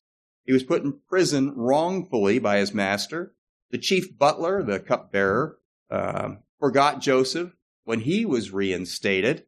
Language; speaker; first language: English; native; English